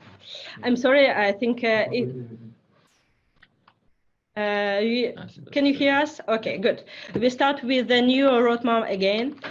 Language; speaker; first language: English; non-native, fluent; French